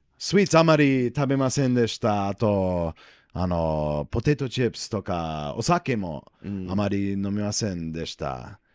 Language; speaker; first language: Japanese; non-native, learner; English